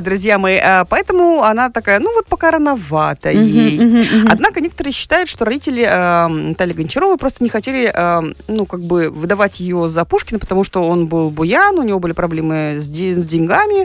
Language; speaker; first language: Russian; native; Russian